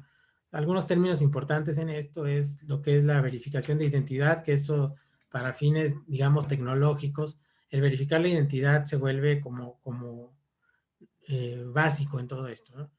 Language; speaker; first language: Spanish; native; Spanish